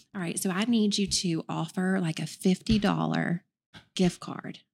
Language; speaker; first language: English; native; English